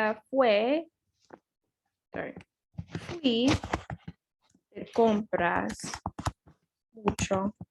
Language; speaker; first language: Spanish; non-native, learner; English